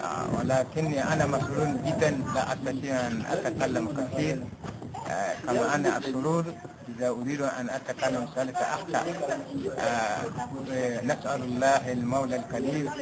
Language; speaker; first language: Arabic; non-native, learner; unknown